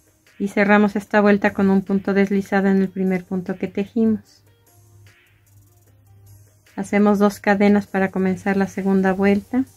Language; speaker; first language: Spanish; native; Spanish